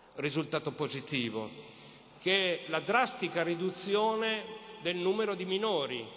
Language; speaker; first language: Italian; native; Italian